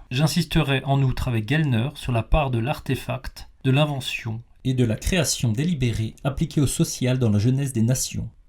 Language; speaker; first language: French; native; French